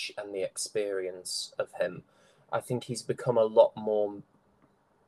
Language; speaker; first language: English; native; English